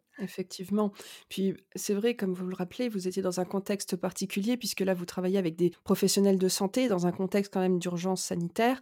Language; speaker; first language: French; native; French